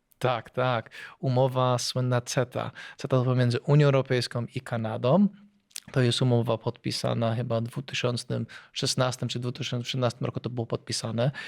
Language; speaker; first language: Polish; early bilingual, heritage; Polish